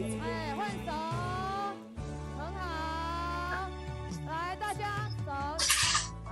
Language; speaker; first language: Chinese; native; Chinese